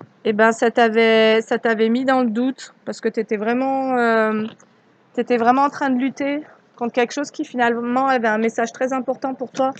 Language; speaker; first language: French; native; French